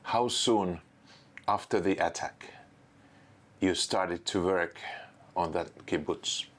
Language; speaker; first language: English; non-native, fluent; Finnish